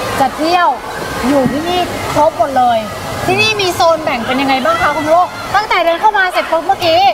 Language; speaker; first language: Thai; native; Thai